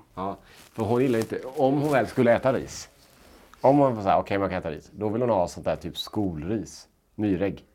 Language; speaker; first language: Swedish; native; Swedish